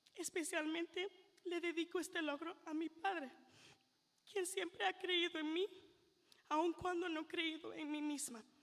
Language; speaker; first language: Spanish; early bilingual, other home language; English